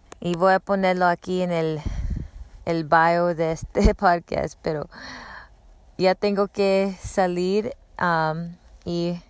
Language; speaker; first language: Spanish; non-native, learner; English